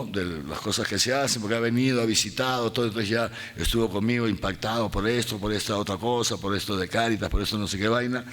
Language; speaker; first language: Spanish; native; Spanish